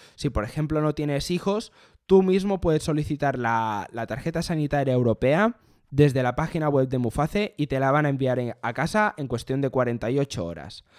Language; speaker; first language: Spanish; native; Spanish